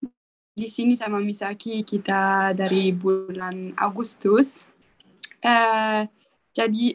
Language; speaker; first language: Indonesian; non-native, learner; Italian